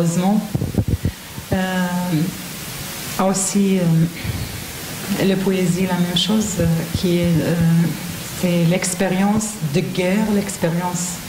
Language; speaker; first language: French; non-native, fluent; Arabic